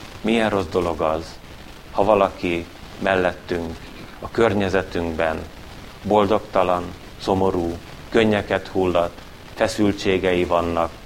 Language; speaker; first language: Hungarian; native; Hungarian